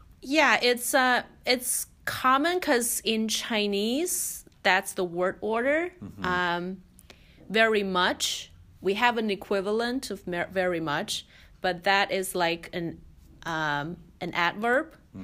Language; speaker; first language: English; non-native, fluent; Chinese